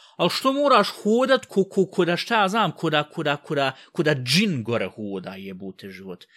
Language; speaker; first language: Bosnian; early bilingual, heritage; Bosnian